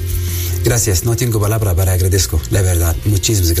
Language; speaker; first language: Spanish; non-native, learner; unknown